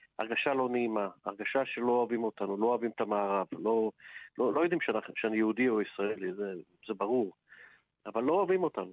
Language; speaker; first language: Hebrew; native; Hebrew